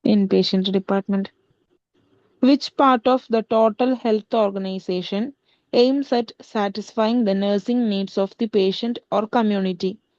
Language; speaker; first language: English; non-native, local second language; Malayalam